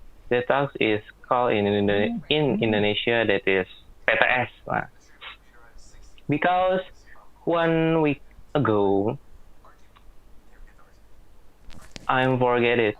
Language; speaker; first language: English; non-native, learner; Indonesian